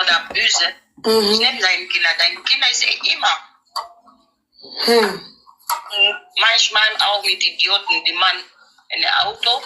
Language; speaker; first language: German; non-native, learner; Nigerian Pidgin